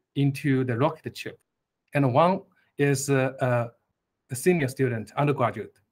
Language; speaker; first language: English; non-native, fluent; Chinese